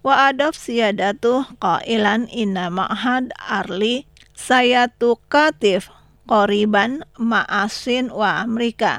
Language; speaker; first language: Arabic; non-native, learner; Indonesian